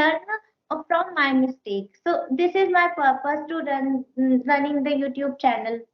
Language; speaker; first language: English; non-native, learner; Hindi